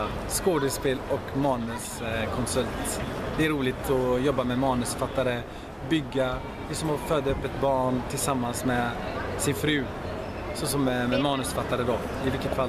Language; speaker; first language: Swedish; early bilingual, other home language; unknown